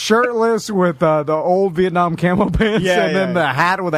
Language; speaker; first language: English; native; English